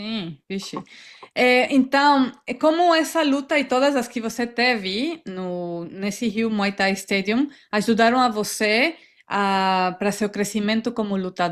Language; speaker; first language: Portuguese; non-native, fluent; Spanish